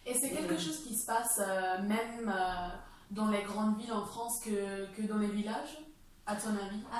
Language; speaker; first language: French; non-native, fluent; English